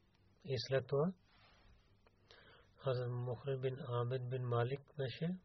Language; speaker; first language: Bulgarian; non-native, learner; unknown